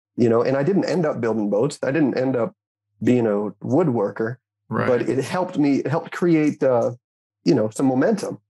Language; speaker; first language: English; native; English